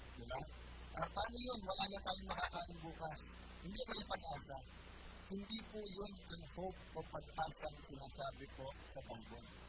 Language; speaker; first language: Filipino; native; Filipino